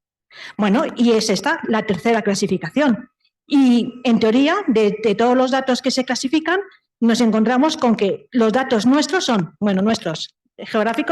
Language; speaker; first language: Spanish; native; Spanish